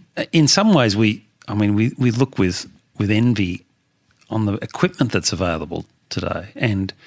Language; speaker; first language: English; native; English